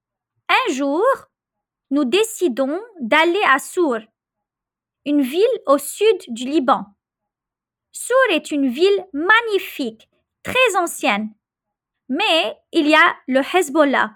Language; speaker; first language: French; non-native, local second language; Arabic